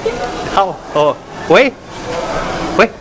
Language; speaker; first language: Chinese; non-native, learner; English